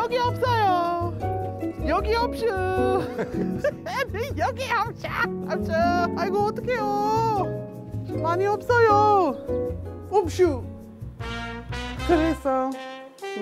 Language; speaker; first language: Korean; non-native, learner; English